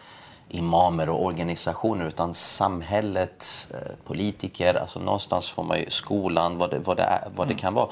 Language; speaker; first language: Swedish; early bilingual, other home language; Persian